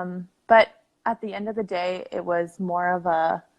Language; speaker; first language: English; native; English